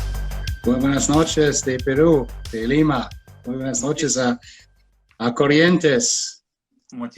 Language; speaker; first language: Spanish; non-native, fluent; German